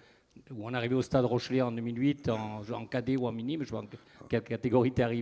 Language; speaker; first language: French; native; French